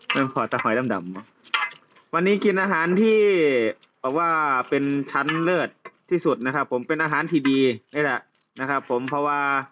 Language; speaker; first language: Thai; native; Thai